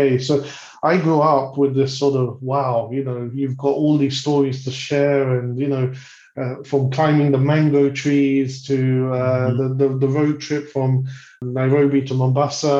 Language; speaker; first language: English; native; English